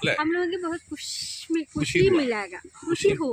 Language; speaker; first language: Hindi; non-native, local second language; Malayalam